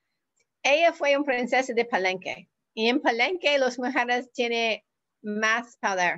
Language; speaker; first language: Spanish; non-native, learner; English